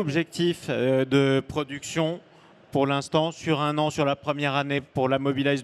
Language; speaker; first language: French; native; French